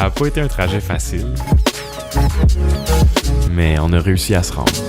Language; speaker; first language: French; native; French